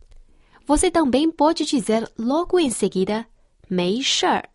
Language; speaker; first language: Portuguese; non-native, fluent; Chinese